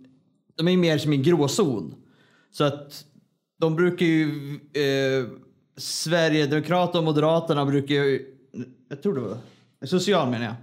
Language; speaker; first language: Swedish; native; Swedish